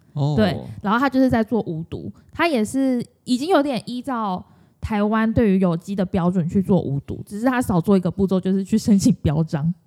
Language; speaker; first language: Chinese; native; Chinese